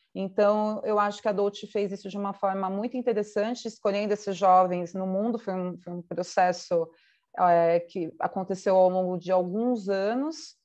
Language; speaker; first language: Portuguese; native; Portuguese